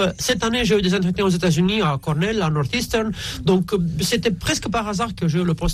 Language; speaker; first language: French; non-native, fluent; Romanian